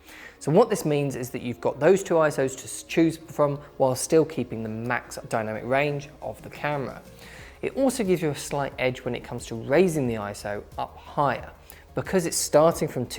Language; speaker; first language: English; native; English